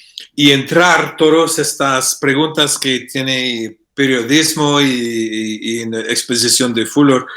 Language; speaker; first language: Spanish; non-native, fluent; English